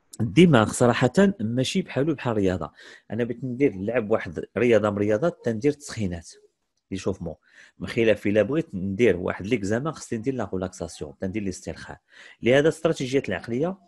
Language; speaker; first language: Arabic; native; Arabic